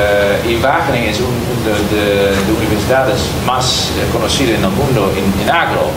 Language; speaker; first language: Spanish; non-native, learner; Dutch